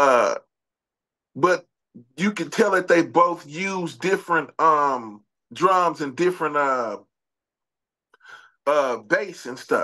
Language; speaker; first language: English; native; English